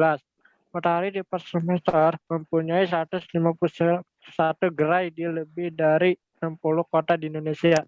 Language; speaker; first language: Indonesian; native; Indonesian